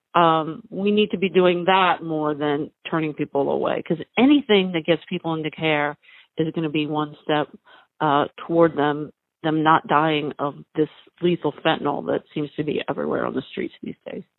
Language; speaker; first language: English; native; English